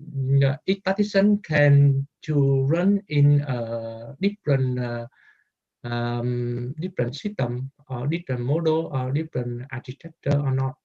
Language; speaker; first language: English; non-native, learner; Vietnamese